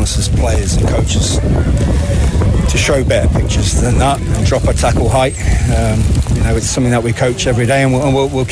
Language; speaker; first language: English; native; English